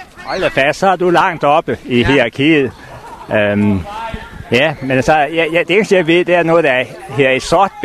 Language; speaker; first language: Danish; native; Danish